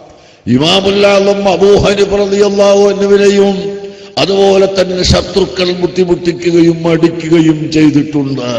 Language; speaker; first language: Malayalam; native; Malayalam